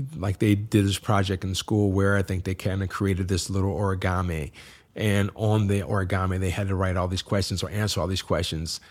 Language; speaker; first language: English; native; English